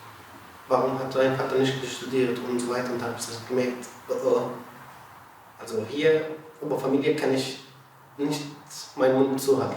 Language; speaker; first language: German; non-native, learner; Arabic